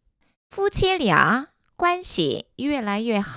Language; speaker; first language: Chinese; non-native, fluent; Korean